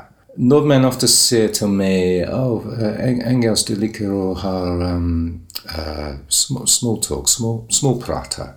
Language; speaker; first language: Norwegian; non-native, learner; English